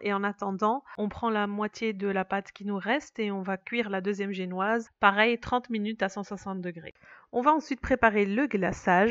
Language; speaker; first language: French; native; French